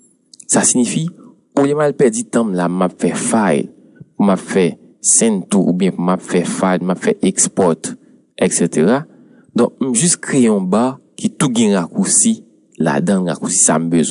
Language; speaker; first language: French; non-native, local second language; Haitian Creole